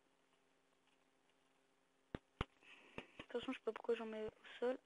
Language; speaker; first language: French; native; French